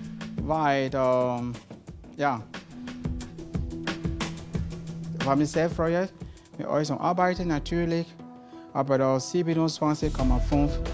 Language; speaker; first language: German; non-native, learner; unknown